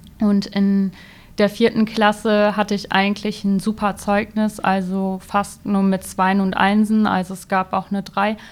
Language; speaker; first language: German; early bilingual, other home language; Malagasy